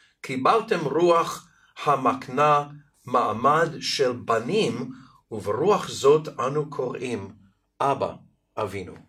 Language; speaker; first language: Hebrew; non-native, fluent; Russian